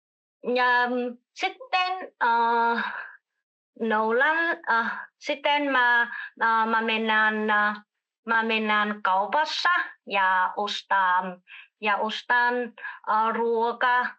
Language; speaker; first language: Finnish; non-native, learner; Vietnamese